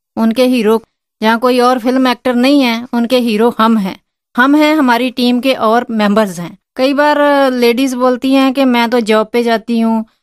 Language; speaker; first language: Hindi; non-native, local second language; Punjabi